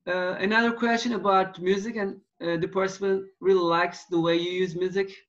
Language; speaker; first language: English; non-native, fluent; Turkish